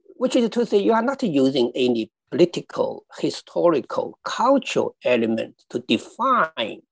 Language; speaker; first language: English; non-native, fluent; Chinese